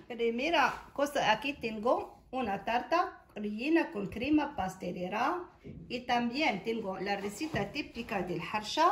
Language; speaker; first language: Spanish; non-native, learner; Arabic